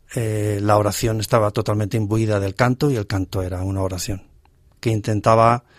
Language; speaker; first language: Spanish; native; Spanish